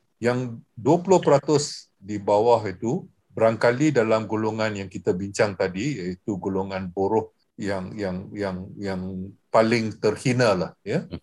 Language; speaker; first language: Malay; non-native, local second language; English